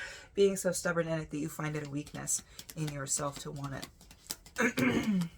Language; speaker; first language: English; native; English